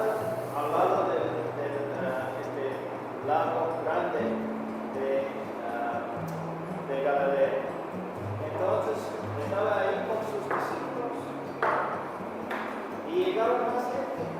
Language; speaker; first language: Spanish; non-native, fluent; English